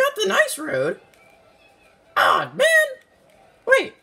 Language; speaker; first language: English; native; English